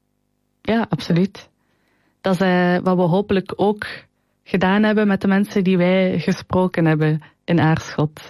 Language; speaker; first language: Dutch; native; Dutch